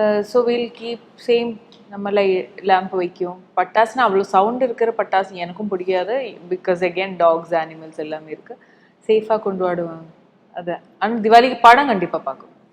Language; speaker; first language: Tamil; non-native, local second language; Malayalam